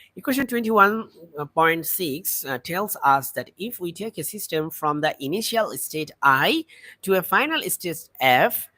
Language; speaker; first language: English; non-native, local second language; Bangla